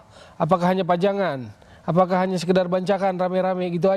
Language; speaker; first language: Indonesian; native; Indonesian